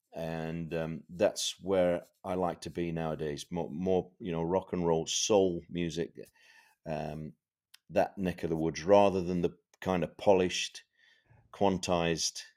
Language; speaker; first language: English; native; English